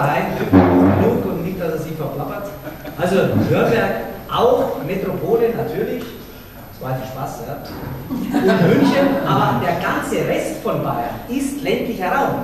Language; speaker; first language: German; native; German